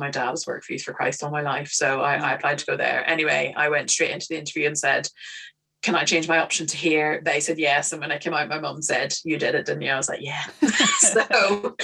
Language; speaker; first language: English; native; English